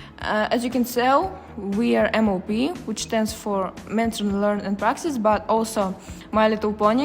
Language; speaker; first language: English; non-native, fluent; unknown